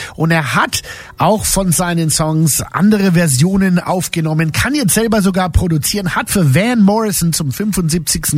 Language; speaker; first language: German; native; German